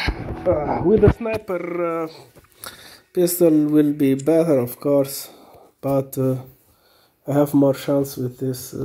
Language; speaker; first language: English; non-native, learner; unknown